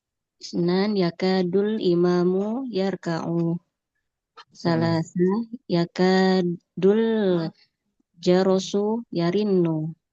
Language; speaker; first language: Arabic; non-native, learner; Indonesian